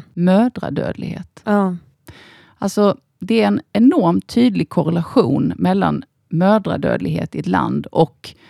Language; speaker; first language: Swedish; native; Swedish